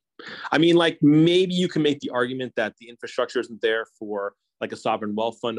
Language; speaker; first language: English; native; English